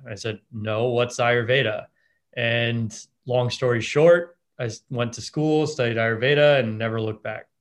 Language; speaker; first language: English; native; English